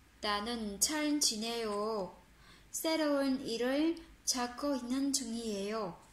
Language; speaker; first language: Korean; non-native, fluent; Vietnamese